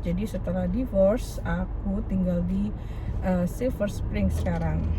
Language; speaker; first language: Indonesian; native; Indonesian